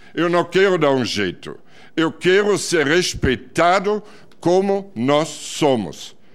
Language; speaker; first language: Portuguese; non-native, fluent; German